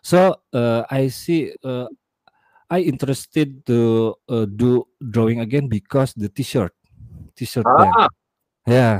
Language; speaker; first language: English; non-native, learner; Indonesian